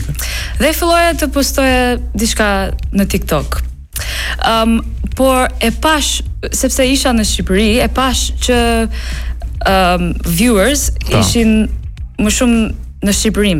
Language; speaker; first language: Albanian; non-native, learner; English